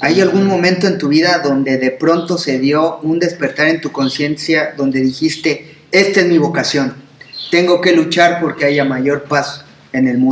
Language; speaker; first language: Spanish; native; Spanish